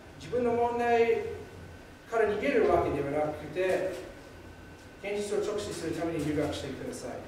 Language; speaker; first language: Japanese; non-native, fluent; English